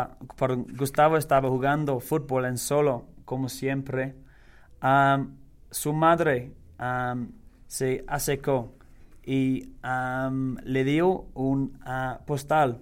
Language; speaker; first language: Spanish; non-native, learner; English